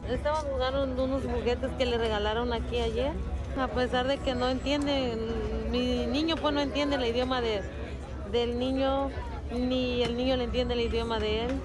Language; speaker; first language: Spanish; native; Spanish